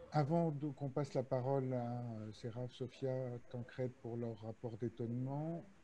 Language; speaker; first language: French; native; French